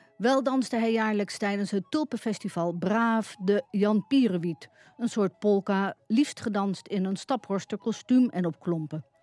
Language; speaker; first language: Dutch; native; Dutch